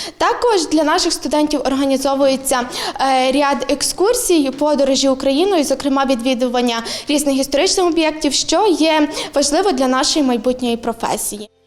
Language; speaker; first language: Ukrainian; native; Ukrainian